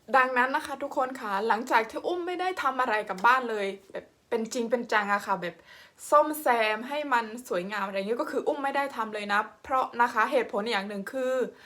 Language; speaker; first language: Thai; non-native, local second language; Khmer